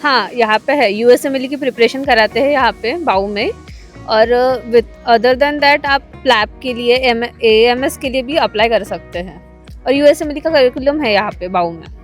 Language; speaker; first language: Hindi; native; Hindi